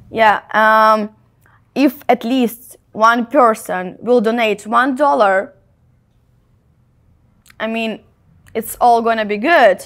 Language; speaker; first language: English; non-native, fluent; Ukrainian